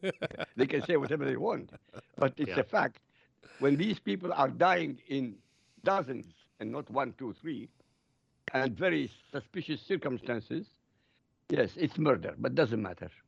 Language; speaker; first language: English; non-native, fluent; Arabic